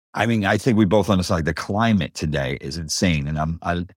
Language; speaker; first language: English; early bilingual, other home language; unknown